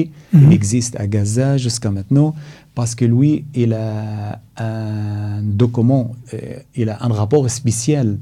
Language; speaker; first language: French; non-native, learner; Arabic